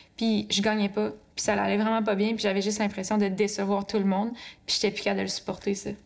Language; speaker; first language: French; native; French